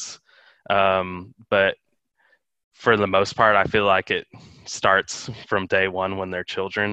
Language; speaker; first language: English; native; English